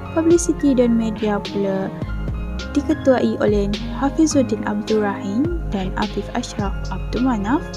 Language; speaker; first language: Malay; native; Malay